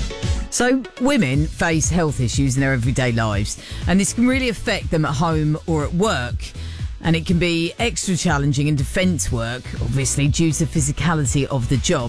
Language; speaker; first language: English; native; English